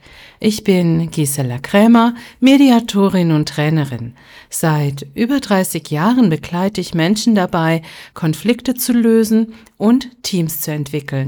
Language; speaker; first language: German; native; German